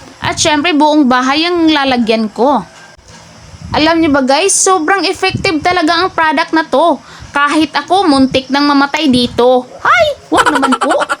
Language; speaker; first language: Filipino; non-native, local second language; Cebuano